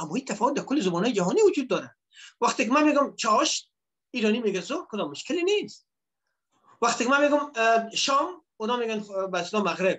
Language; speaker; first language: Persian; native; Persian